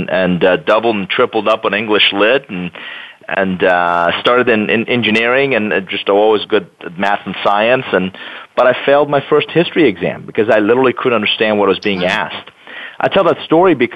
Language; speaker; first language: English; non-native, fluent; Persian